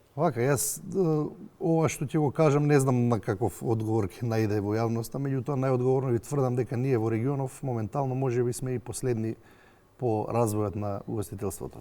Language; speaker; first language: Macedonian; native; Macedonian